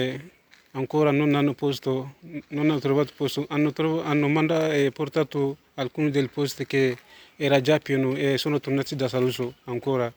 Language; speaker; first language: Italian; non-native, learner; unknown